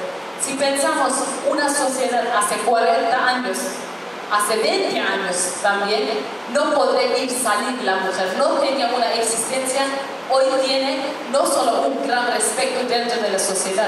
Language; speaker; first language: Spanish; non-native, fluent; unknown